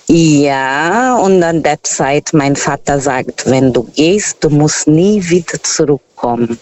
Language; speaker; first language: German; non-native, learner; Portuguese